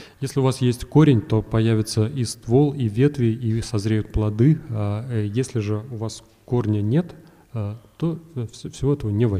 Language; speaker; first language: Russian; native; Russian